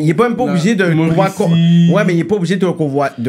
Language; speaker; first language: French; native; French